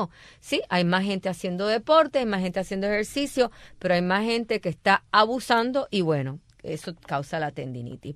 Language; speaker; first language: Spanish; native; Spanish